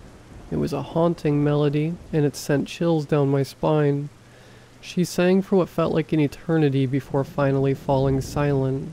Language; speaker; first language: English; native; English